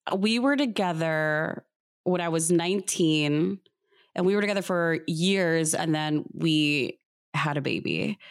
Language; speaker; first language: English; early bilingual, other home language; Filipino